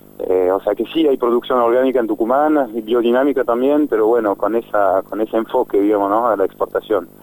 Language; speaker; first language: Spanish; non-native, fluent; French